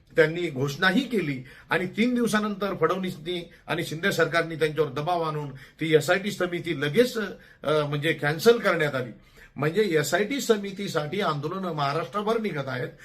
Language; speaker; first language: Marathi; non-native, local second language; Lambadi